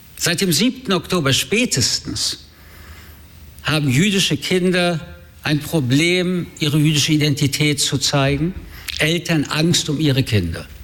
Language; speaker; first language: German; early bilingual, other home language; French